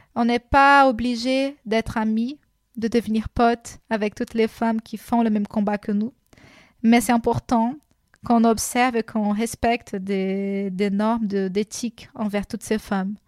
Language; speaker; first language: French; non-native, fluent; Portuguese